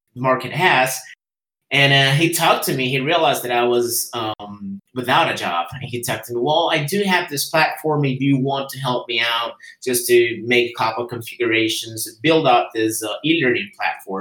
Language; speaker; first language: English; non-native, fluent; Spanish